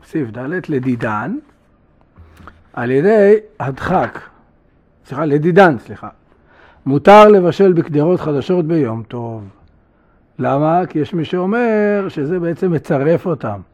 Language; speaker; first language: Hebrew; native; Hebrew